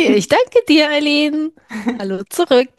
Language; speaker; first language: German; native; German